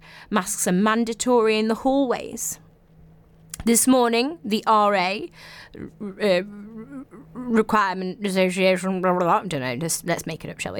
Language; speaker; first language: English; native; English